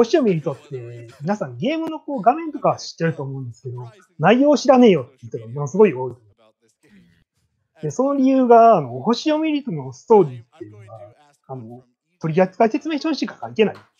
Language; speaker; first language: Japanese; native; Japanese